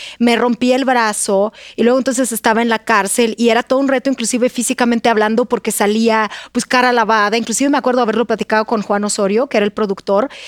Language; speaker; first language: Spanish; non-native, fluent; Russian